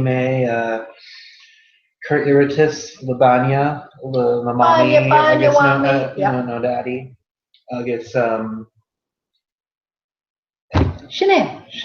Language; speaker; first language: Irish; non-native, learner; English